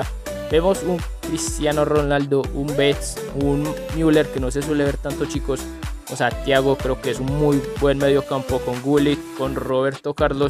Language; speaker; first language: Spanish; native; Spanish